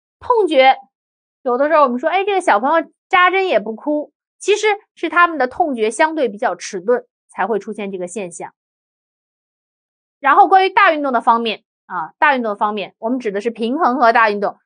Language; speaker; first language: Chinese; native; Chinese